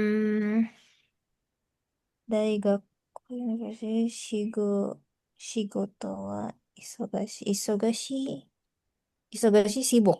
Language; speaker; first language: Japanese; non-native, learner; Indonesian